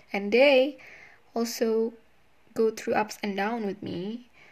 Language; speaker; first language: English; non-native, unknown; Indonesian